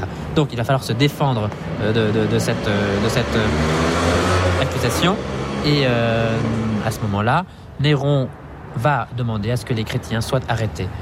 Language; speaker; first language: French; native; French